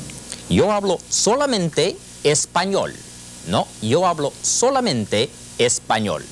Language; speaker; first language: Spanish; non-native, fluent; English